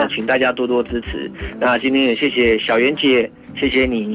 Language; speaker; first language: Chinese; native; Chinese